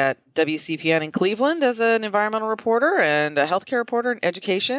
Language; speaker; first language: English; native; English